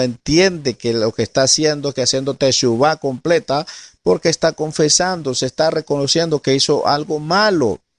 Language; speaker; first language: Spanish; native; Spanish